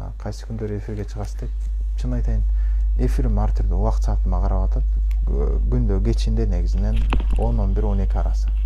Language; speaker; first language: Kyrgyz; early bilingual, heritage; Kyrgyz